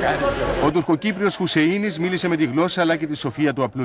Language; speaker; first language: Greek; native; Greek